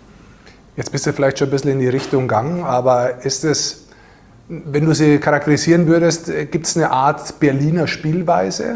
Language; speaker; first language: German; native; German